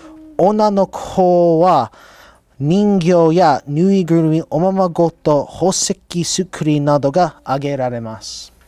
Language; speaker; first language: Japanese; non-native, learner; English